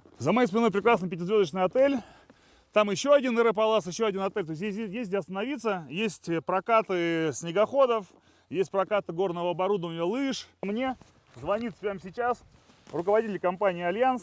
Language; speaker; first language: Russian; native; Russian